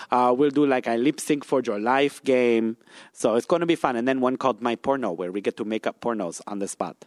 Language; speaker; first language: English; native; English